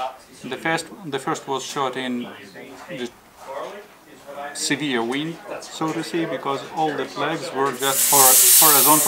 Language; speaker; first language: English; non-native, fluent; Russian